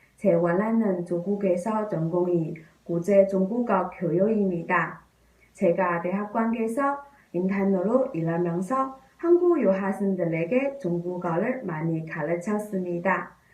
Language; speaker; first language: Korean; non-native, learner; Chinese